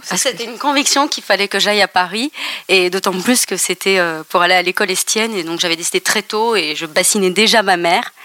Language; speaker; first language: French; native; French